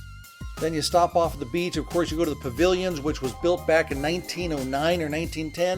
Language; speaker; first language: English; native; English